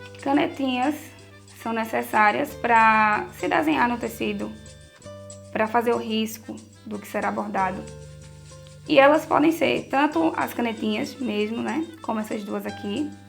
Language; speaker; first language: Portuguese; native; Portuguese